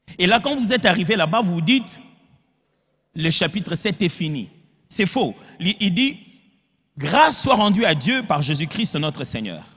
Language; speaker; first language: French; non-native, local second language; Lingala